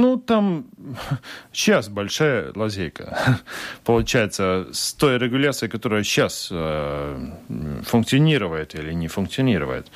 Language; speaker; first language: Russian; non-native, local second language; Latvian